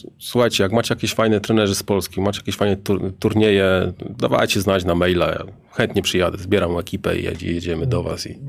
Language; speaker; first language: Polish; native; Polish